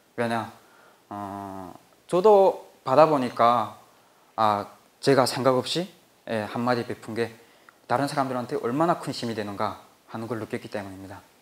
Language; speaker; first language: Korean; native; Korean